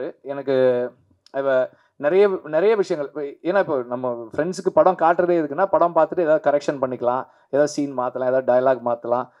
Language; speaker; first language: Tamil; native; Tamil